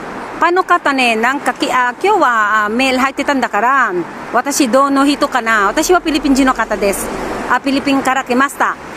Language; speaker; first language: Japanese; non-native, learner; Filipino